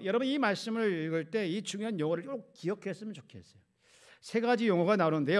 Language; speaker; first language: Korean; native; Korean